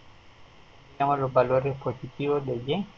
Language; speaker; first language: Spanish; native; Spanish